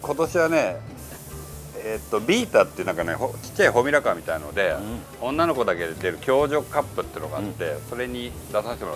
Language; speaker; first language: Japanese; native; Japanese